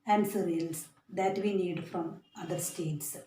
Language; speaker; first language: English; non-native, local second language; Malayalam